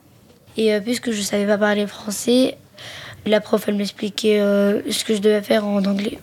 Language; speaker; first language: French; early bilingual, other home language; Arabic